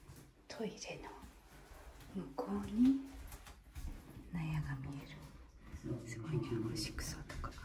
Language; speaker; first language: Japanese; native; Japanese